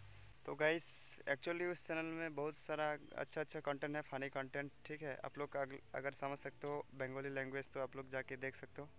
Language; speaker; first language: Hindi; non-native, local second language; Bangla